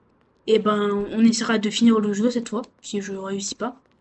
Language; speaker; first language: French; native; French